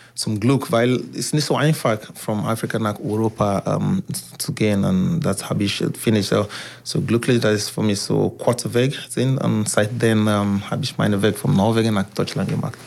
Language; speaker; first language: German; non-native, learner; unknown